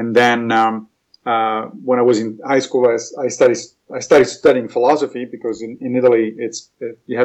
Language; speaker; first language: English; non-native, fluent; Italian